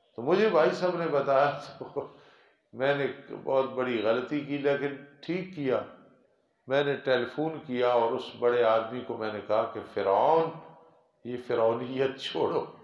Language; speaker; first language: Urdu; non-native, local second language; Punjabi